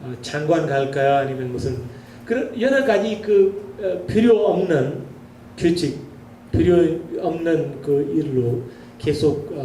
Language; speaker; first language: Korean; non-native, learner; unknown